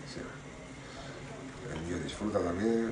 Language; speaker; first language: Spanish; native; Spanish